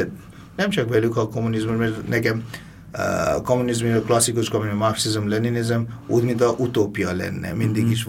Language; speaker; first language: Hungarian; non-native, fluent; Bangla